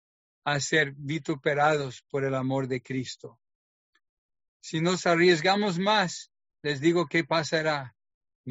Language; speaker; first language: Spanish; non-native, fluent; English